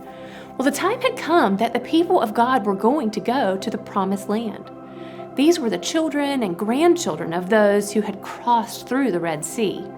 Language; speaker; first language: English; native; English